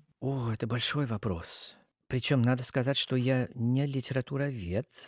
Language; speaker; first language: Russian; non-native, fluent; English